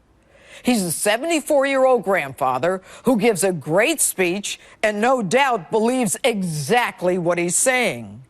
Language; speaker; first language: English; native; English